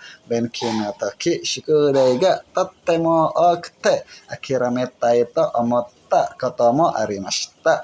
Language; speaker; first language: Japanese; non-native, learner; Indonesian